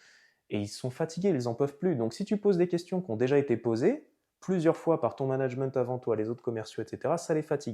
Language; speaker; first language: French; native; French